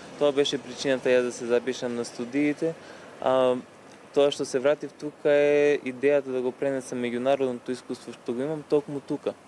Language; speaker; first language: Macedonian; native; Macedonian